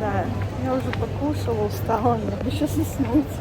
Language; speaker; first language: Russian; native; Russian